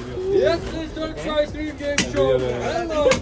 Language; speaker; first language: English; non-native, learner; Turkish